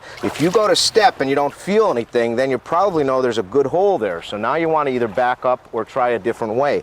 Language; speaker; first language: English; native; English